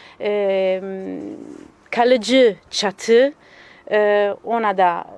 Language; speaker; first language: Turkish; non-native, fluent; Italian